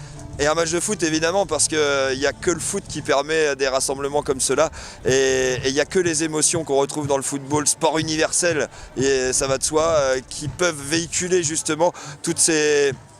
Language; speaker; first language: French; native; French